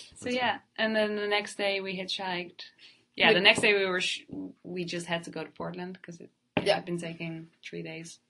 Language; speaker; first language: English; early bilingual, other home language; Italian